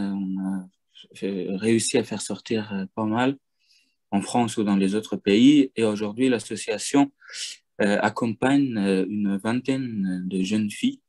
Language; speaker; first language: French; non-native, fluent; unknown